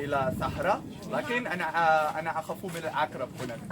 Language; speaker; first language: Arabic; non-native, learner; Dutch